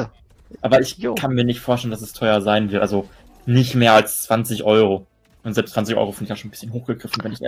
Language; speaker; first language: German; native; German